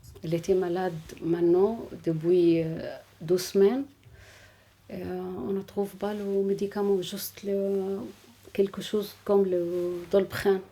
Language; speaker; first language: French; non-native, learner; Arabic